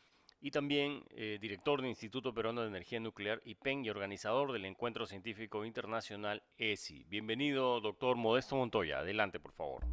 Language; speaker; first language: Spanish; native; Spanish